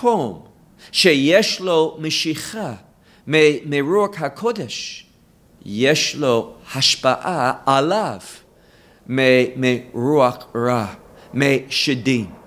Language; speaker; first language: Hebrew; non-native, fluent; English